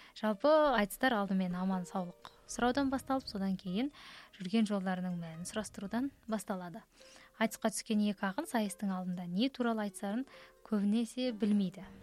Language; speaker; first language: Kazakh; native; Kazakh